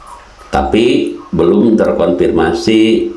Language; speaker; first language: Indonesian; non-native, local second language; Sundanese